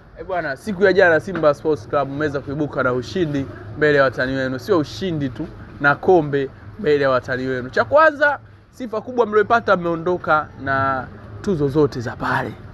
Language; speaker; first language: Swahili; native; Swahili